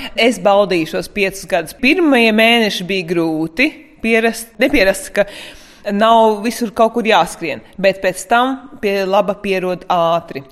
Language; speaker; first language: Latvian; native; Latvian